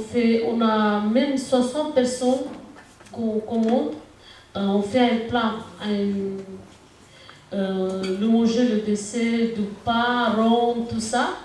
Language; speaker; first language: French; non-native, learner; Romanian